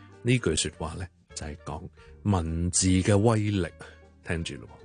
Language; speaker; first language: Cantonese; native; Cantonese